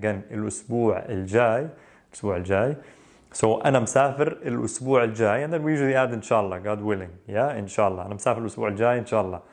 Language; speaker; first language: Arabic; non-native, fluent; English